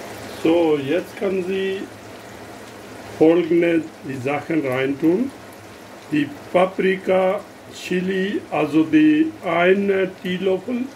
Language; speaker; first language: German; non-native, learner; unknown